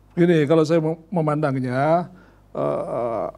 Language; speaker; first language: Indonesian; native; Indonesian